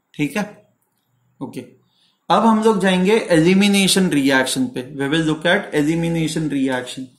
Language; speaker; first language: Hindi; non-native, local second language; Marathi